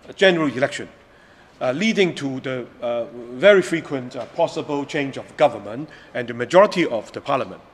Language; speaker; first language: English; non-native, local second language; Cantonese